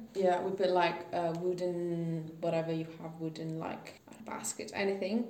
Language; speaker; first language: English; non-native, fluent; Italian